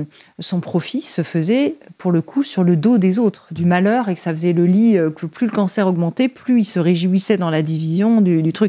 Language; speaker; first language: French; native; French